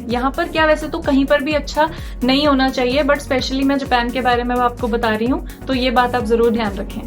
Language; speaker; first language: Hindi; native; Hindi